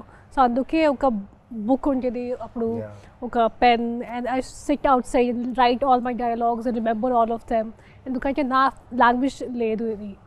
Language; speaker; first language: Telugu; non-native, local second language; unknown